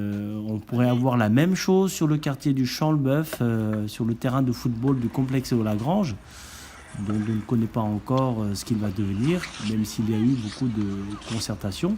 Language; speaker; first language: French; native; French